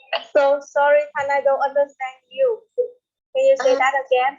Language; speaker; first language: English; non-native, learner; Vietnamese